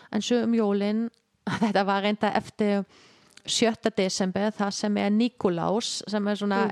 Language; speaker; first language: Icelandic; non-native, fluent; German